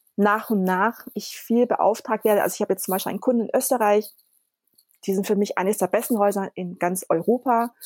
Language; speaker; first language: German; early bilingual, other home language; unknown